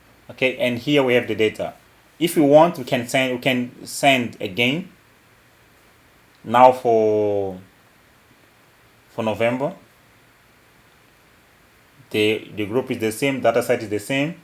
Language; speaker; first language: English; non-native, local second language; Portuguese